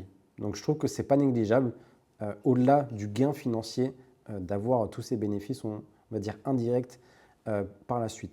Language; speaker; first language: French; native; French